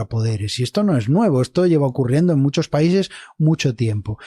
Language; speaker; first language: Spanish; native; Spanish